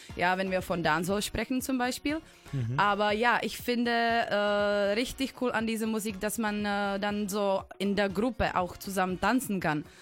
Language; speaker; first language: English; non-native, fluent; Czech